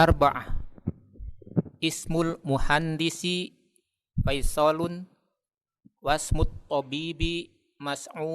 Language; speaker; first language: Arabic; non-native, learner; Indonesian